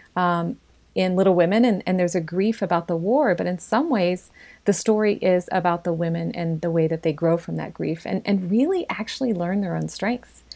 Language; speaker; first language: English; native; English